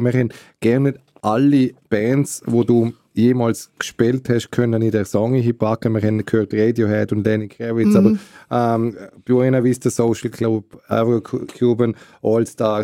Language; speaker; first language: German; native; German